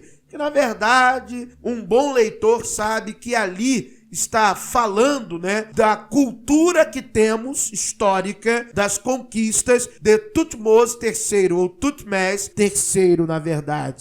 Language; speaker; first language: Portuguese; native; Portuguese